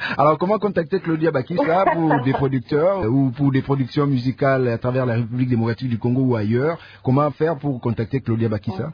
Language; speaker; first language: French; non-native, local second language; Lingala